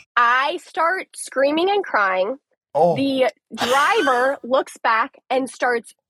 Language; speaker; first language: English; native; English